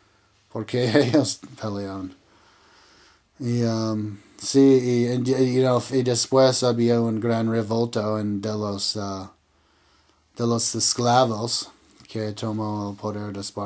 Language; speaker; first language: Spanish; non-native, learner; English